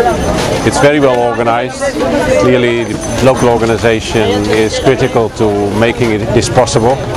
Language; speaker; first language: English; non-native, fluent; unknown